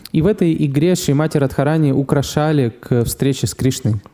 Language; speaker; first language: Russian; native; Russian